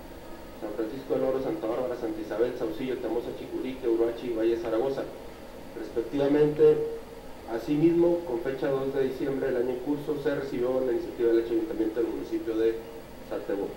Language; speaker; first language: Spanish; native; Spanish